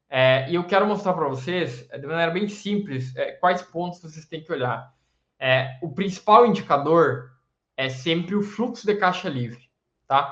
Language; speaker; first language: Portuguese; native; Portuguese